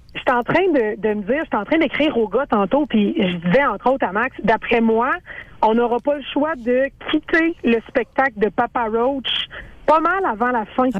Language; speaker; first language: French; native; French